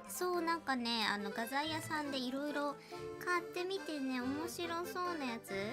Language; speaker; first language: Japanese; native; Japanese